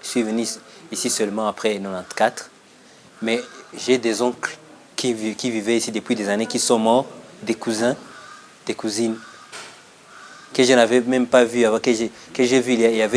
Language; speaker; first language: French; non-native, local second language; Kinyarwanda